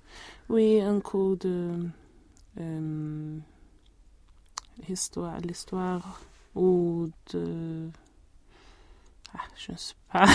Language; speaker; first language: French; non-native, learner; Swedish